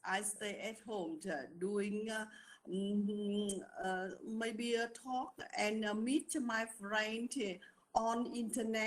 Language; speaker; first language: English; non-native, learner; Vietnamese